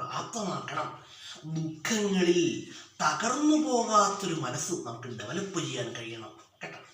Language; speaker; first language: Malayalam; native; Malayalam